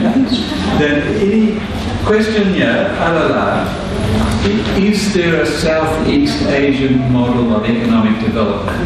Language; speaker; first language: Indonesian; non-native, fluent; English